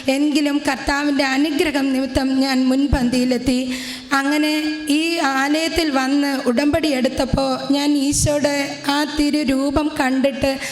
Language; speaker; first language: Malayalam; native; Malayalam